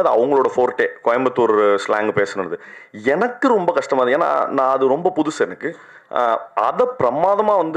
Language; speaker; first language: Tamil; native; Tamil